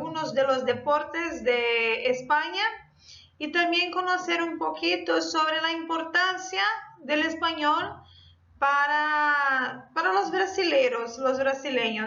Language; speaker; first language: Spanish; non-native, fluent; Portuguese